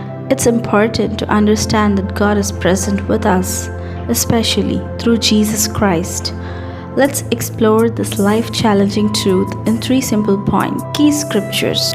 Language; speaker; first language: English; non-native, local second language; Telugu